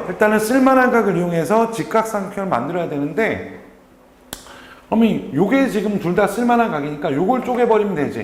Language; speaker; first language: Korean; native; Korean